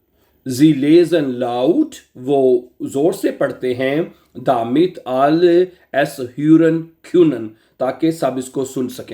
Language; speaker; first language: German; non-native, fluent; Urdu